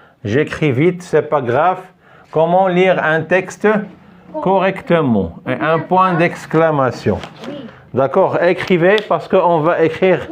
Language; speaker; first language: French; non-native, local second language; Arabic